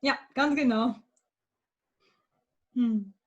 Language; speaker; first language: German; non-native, fluent; French